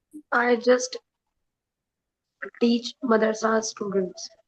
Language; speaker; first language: English; non-native, learner; Urdu